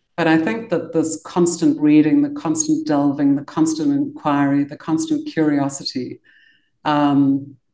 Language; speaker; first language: English; native; English